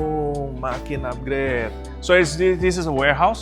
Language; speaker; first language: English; non-native, fluent; Indonesian